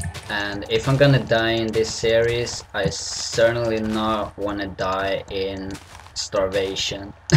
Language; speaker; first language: English; non-native, fluent; Swedish